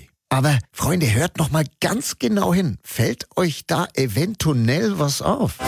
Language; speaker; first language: German; native; German